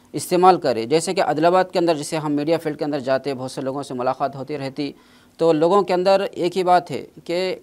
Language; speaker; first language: Urdu; native; Urdu